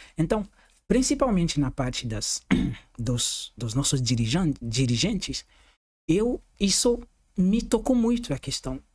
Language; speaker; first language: Portuguese; non-native, fluent; Haitian Creole